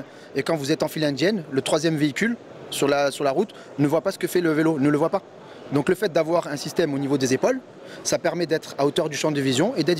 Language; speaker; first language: French; native; French